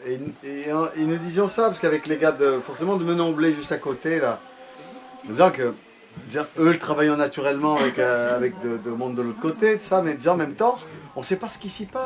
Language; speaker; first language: French; native; French